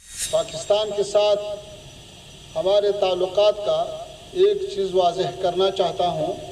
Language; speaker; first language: Hindi; non-native, fluent; Pashto